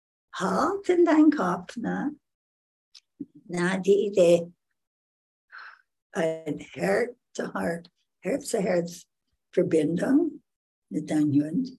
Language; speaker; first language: German; non-native, learner; English